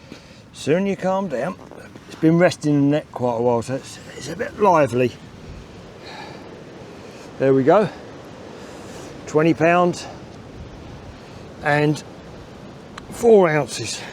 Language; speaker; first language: English; native; English